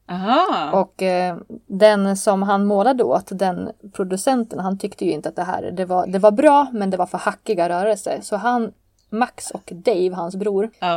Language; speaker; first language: Swedish; native; Swedish